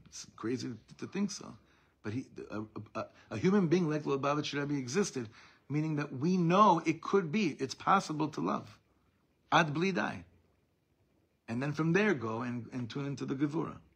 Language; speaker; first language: English; native; English